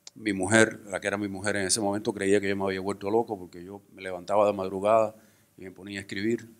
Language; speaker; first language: Spanish; native; Spanish